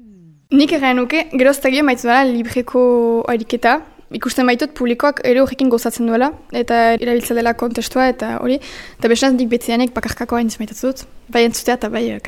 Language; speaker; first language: Basque; native; Basque